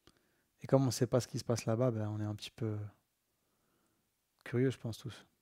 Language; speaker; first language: French; native; French